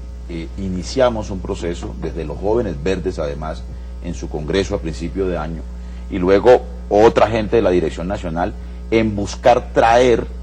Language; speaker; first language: Spanish; native; Spanish